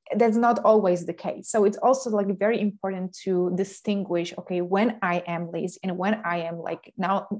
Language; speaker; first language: English; non-native, fluent; Slovak